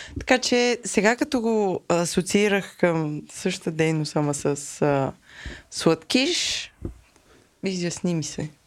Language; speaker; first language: Bulgarian; native; Bulgarian